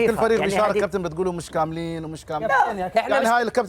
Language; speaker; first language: Arabic; native; Arabic